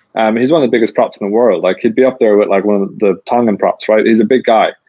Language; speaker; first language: English; native; English